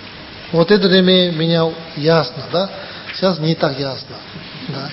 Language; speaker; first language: Russian; non-native, learner; Tibetan